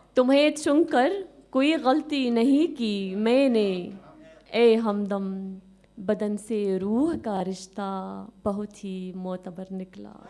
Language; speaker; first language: Urdu; non-native, fluent; Arabic